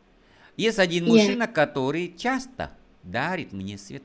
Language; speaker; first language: Russian; non-native, fluent; Vietnamese